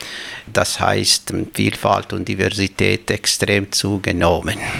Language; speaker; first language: German; non-native, fluent; Albanian